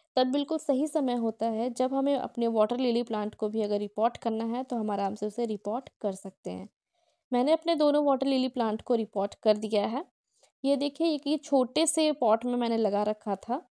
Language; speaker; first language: Hindi; non-native, local second language; Odia